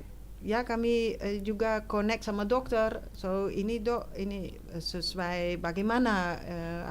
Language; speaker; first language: Indonesian; non-native, fluent; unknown